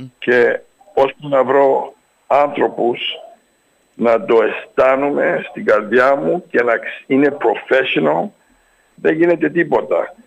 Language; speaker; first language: Greek; early bilingual, heritage; Greek